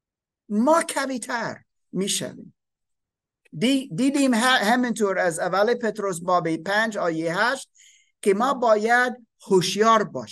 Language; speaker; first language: Persian; non-native, fluent; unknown